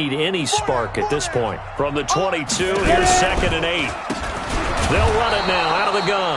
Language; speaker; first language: English; native; English